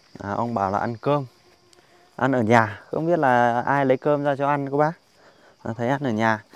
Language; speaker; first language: Vietnamese; non-native, local second language; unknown